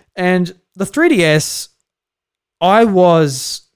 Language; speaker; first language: English; native; English